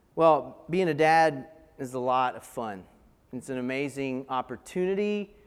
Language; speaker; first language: English; native; English